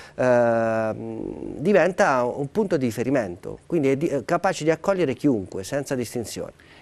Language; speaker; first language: Italian; native; Italian